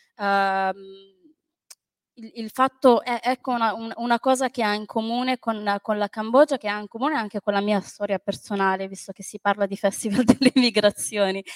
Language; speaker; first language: Italian; early bilingual, other home language; Arabic